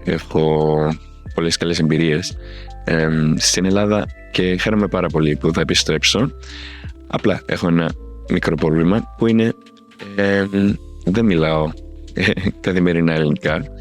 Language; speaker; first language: Greek; non-native, fluent; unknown